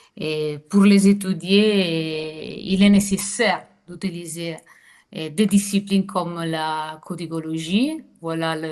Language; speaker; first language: French; non-native, fluent; Italian